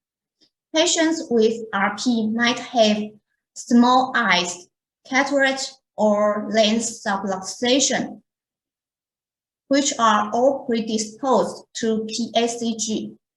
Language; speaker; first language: English; non-native, fluent; Chinese